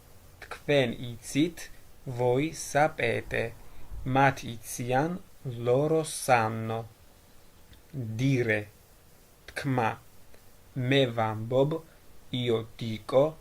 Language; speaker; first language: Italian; non-native, fluent; Georgian